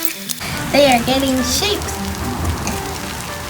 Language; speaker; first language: English; non-native, fluent; Japanese